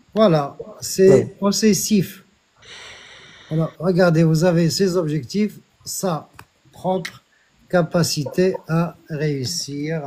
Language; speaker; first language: French; non-native, local second language; Arabic